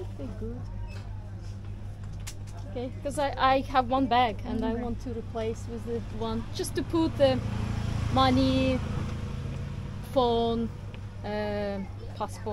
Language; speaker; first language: English; non-native, fluent; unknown